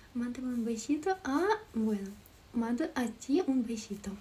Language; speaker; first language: Spanish; non-native, fluent; Ukrainian